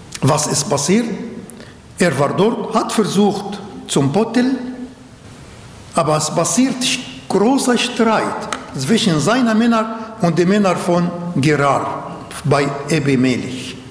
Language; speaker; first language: German; non-native, learner; Arabic